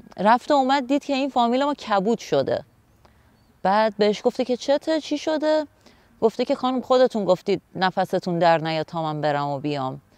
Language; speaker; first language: Persian; non-native, local second language; Arabic